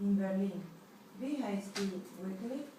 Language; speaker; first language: German; non-native, learner; Spanish